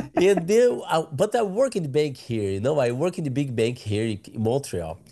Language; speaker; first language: English; non-native, learner; Portuguese